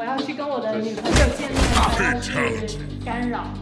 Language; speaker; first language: Chinese; non-native, learner; English